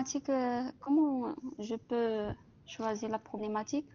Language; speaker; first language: French; non-native, local second language; Arabic